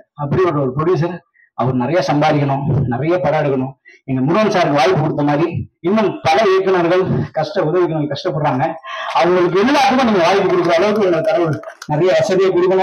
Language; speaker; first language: Tamil; native; Tamil